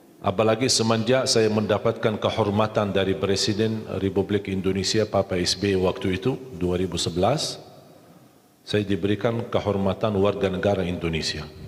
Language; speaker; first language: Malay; non-native, fluent; Arabic